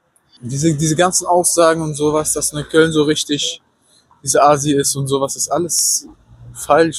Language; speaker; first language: German; native; German